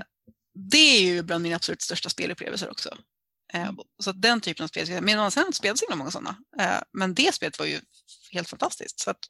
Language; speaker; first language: Swedish; native; Swedish